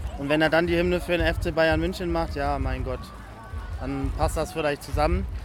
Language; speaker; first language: German; native; German